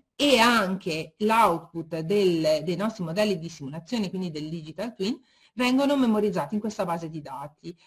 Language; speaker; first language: Italian; native; Italian